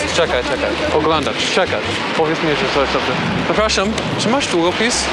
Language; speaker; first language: Polish; non-native, learner; English